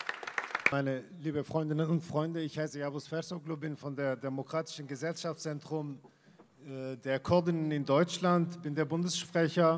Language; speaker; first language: German; non-native, fluent; Kurdish